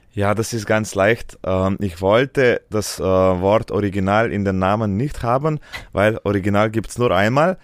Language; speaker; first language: German; non-native, fluent; Slovenian